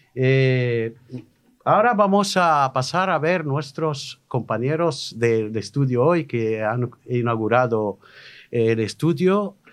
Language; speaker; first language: Spanish; non-native, fluent; Arabic